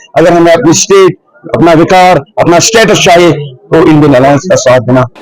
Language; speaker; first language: Hindi; non-native, local second language; Kashmiri